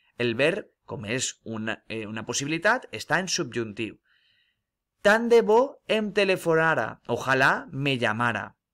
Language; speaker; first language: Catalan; non-native, local second language; Spanish